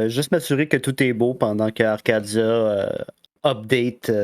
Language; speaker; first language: French; native; French